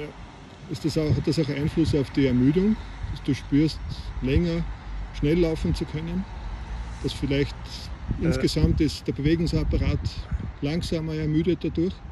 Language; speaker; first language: German; native; German